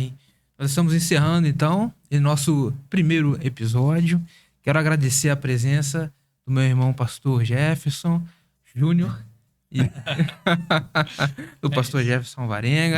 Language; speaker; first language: Portuguese; native; Portuguese